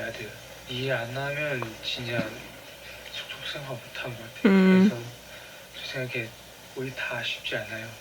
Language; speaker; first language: Korean; non-native, fluent; Chinese